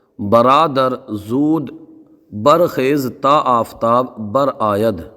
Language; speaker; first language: Persian; non-native, fluent; Urdu